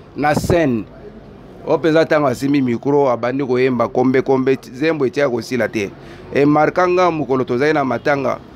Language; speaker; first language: Lingala; native; Lingala